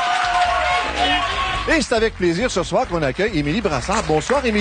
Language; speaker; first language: French; native; French